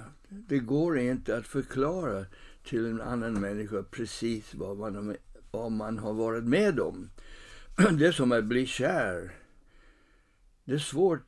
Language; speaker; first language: Swedish; non-native, fluent; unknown